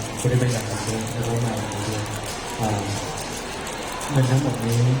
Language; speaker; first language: Thai; native; Thai